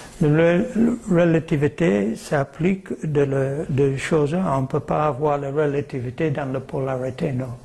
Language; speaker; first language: French; non-native, learner; English